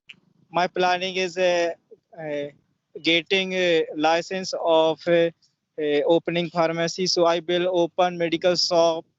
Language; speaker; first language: English; non-native, learner; Hindi